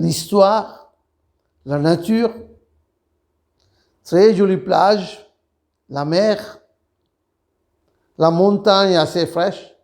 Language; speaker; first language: French; non-native, fluent; Sinhala